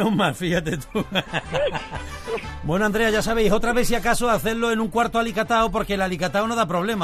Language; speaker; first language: Spanish; native; Spanish